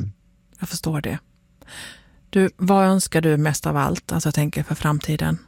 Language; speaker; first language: Swedish; native; Swedish